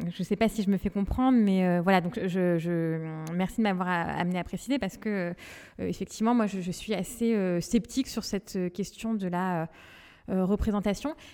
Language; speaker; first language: French; non-native, local second language; Malagasy